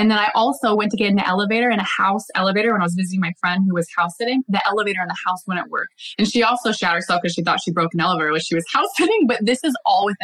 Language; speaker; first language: English; native; English